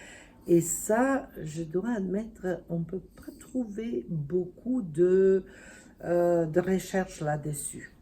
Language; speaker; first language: French; non-native, fluent; Serbian